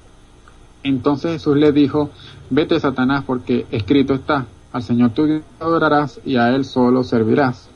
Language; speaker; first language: Spanish; native; Spanish